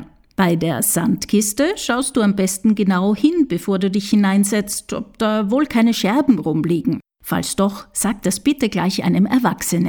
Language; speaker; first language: German; native; German